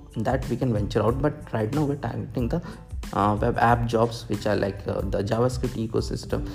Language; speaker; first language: English; non-native, local second language; Hindi